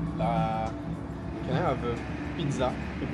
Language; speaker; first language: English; non-native, learner; French